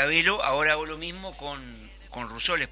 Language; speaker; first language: Spanish; native; Spanish